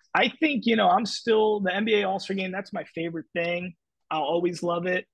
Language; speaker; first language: English; native; English